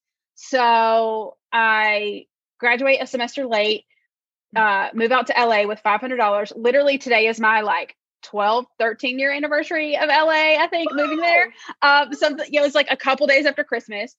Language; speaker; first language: English; native; English